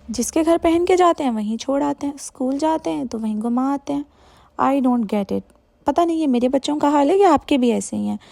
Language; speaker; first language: Urdu; native; Urdu